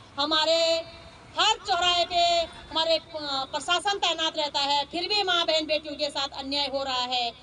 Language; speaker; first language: Hindi; native; Hindi